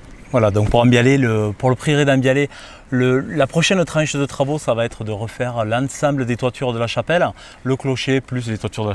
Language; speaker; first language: French; native; French